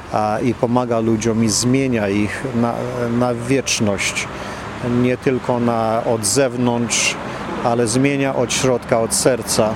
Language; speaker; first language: Polish; early bilingual, heritage; Polish